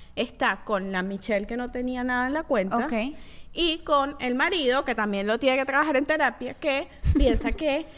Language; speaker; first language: Spanish; native; Spanish